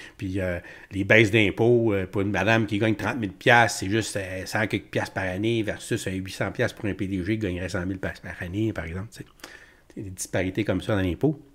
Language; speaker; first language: French; native; French